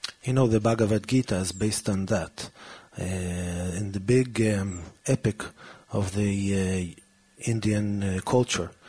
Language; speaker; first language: English; early bilingual, other home language; Hebrew